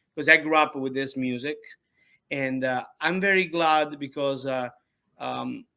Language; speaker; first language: English; non-native, learner; Italian